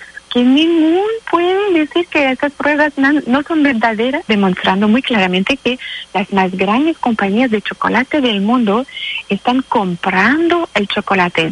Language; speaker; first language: Spanish; non-native, fluent; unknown